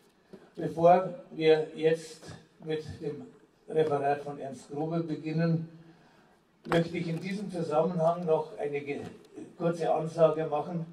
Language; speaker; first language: German; native; German